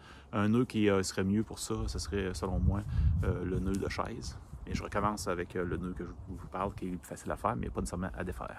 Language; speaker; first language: French; native; French